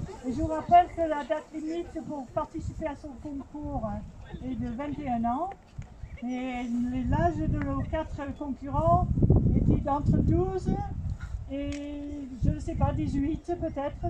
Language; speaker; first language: French; native; French